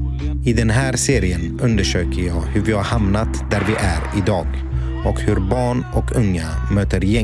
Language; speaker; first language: Swedish; native; Swedish